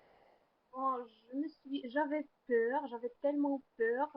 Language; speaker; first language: French; non-native, learner; Arabic